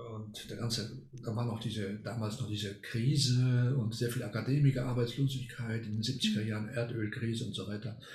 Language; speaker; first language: German; non-native, fluent; Spanish